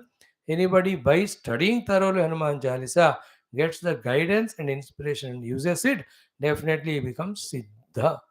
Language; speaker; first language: English; non-native, local second language; Hindi